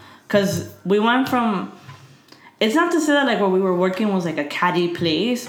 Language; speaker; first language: English; early bilingual, other home language; Spanish